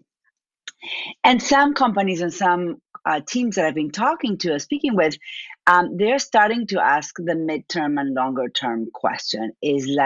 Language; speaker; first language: English; non-native, fluent; Spanish